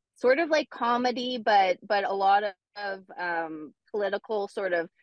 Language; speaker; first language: English; native; English